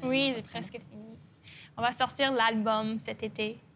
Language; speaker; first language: French; non-native, local second language; English